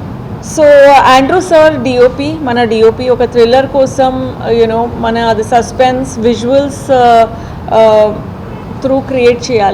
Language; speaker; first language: Telugu; non-native, fluent; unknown